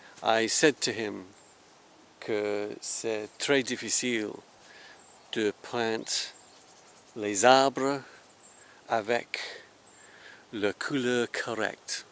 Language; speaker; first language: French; non-native, learner; English